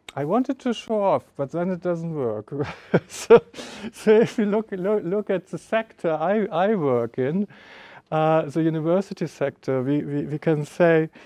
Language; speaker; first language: English; non-native, fluent; German